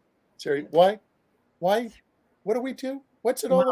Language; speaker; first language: English; native; English